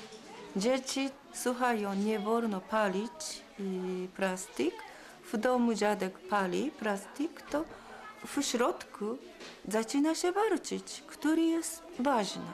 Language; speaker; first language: Polish; non-native, learner; Japanese